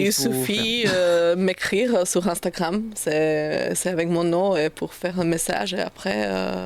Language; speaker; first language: French; non-native, learner; Slovak